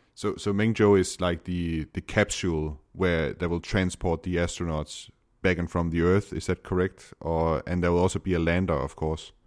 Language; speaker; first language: English; non-native, fluent; Danish